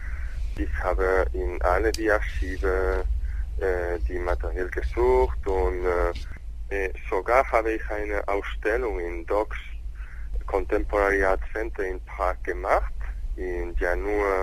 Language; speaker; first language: German; non-native, learner; Spanish